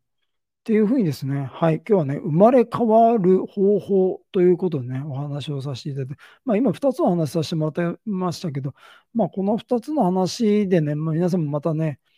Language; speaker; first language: Japanese; native; Japanese